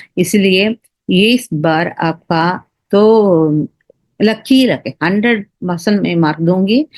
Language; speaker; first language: Hindi; non-native, local second language; Tamil